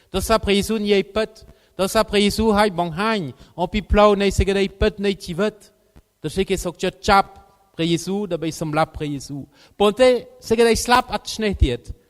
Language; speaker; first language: Khmer; non-native, fluent; French